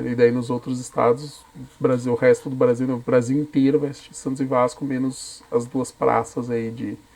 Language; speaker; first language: Portuguese; native; Portuguese